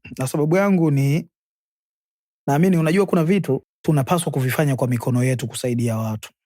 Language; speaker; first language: Swahili; native; Swahili